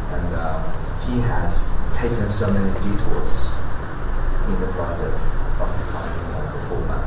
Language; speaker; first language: English; non-native, fluent; Chinese